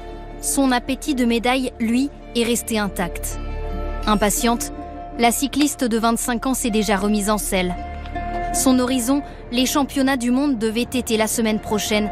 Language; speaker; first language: French; native; French